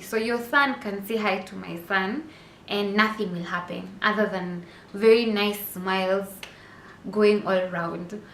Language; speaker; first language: English; non-native, local second language; Swahili